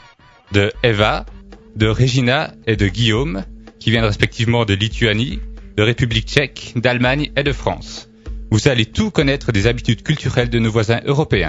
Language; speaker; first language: French; native; French